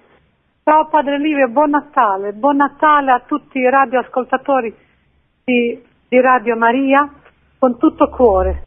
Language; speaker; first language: Italian; non-native, fluent; Croatian